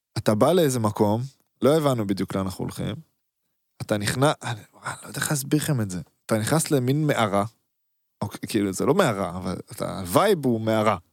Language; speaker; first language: Hebrew; native; Hebrew